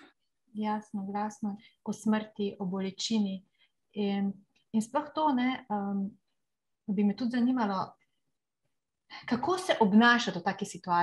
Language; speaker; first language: Slovenian; native; Slovenian